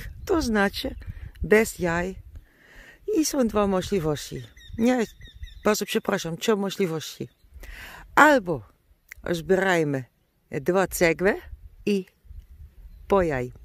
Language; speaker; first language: Polish; non-native, learner; Dutch